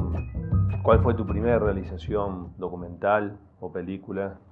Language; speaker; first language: Spanish; native; Spanish